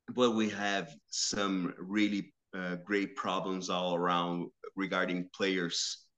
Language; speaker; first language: English; non-native, fluent; Portuguese